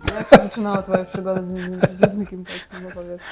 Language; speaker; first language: Polish; non-native, fluent; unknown